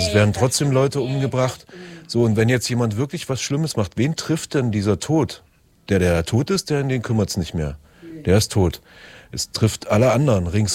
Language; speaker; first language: German; native; German